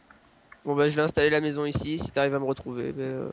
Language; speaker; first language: French; native; French